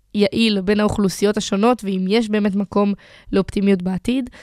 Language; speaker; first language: Hebrew; native; Hebrew